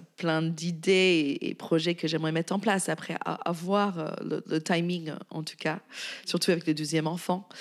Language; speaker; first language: French; non-native, fluent; English